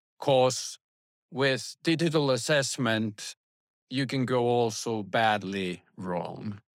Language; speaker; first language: English; non-native, fluent; Finnish